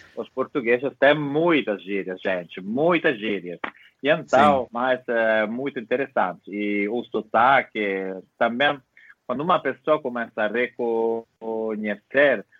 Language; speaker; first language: Portuguese; non-native, fluent; Italian